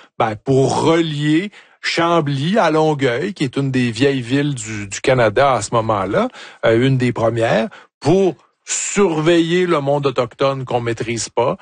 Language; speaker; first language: French; native; French